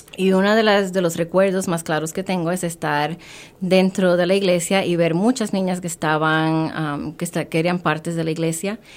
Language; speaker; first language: Spanish; non-native, learner; English